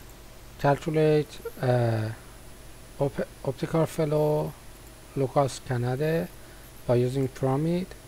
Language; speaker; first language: English; non-native, fluent; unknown